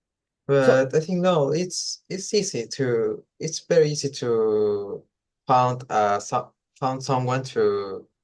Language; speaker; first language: English; non-native, learner; Spanish